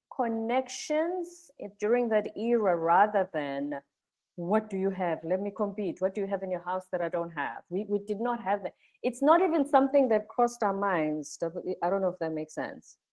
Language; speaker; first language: English; non-native, local second language; Zulu